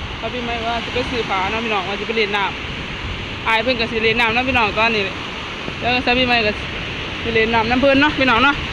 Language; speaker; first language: Thai; non-native, local second language; Lao